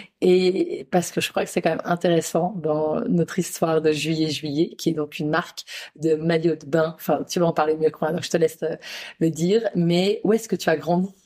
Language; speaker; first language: French; native; French